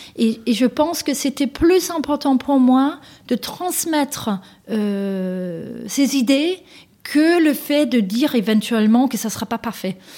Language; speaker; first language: French; non-native, fluent; Danish